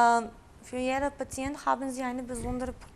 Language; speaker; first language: German; non-native, fluent; Macedonian